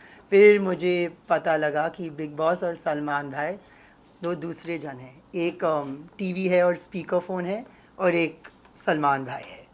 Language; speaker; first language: Hindi; non-native, local second language; English